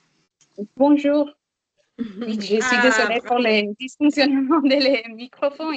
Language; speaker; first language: French; non-native, learner; Spanish